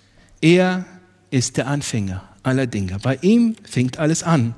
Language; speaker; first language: German; non-native, fluent; Arabic